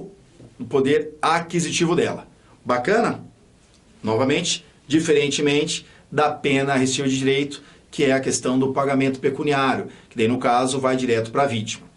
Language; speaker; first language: Portuguese; native; Portuguese